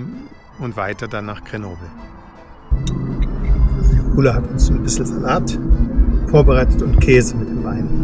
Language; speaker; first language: German; native; German